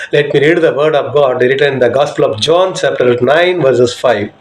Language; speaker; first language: English; non-native, local second language; Tamil